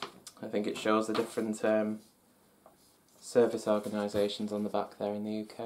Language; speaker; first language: English; native; English